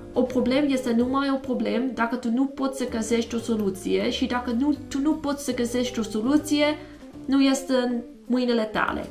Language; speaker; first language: Romanian; non-native, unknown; Dutch